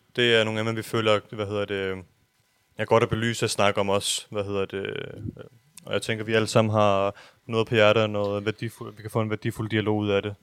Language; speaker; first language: Danish; early bilingual, other home language; Urdu